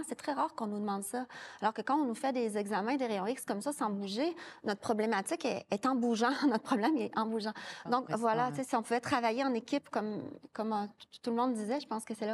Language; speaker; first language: French; native; French